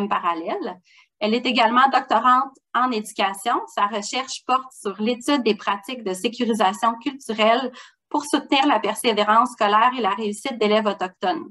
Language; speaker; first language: French; native; French